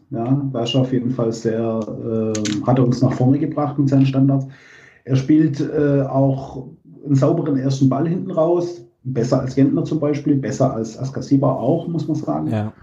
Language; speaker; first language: German; native; German